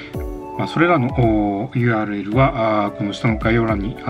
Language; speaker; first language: Japanese; native; Japanese